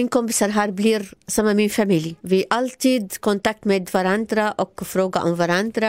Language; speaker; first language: Swedish; non-native, learner; Arabic